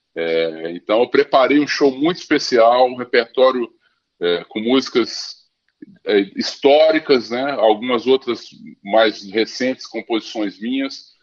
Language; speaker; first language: Portuguese; native; Portuguese